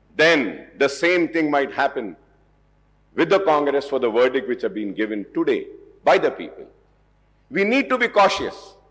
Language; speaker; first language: English; non-native, local second language; Urdu